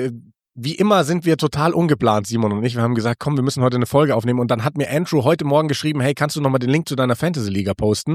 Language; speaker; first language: German; native; German